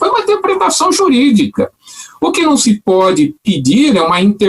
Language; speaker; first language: Portuguese; native; Portuguese